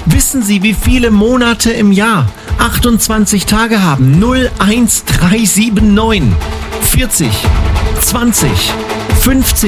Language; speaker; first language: German; native; German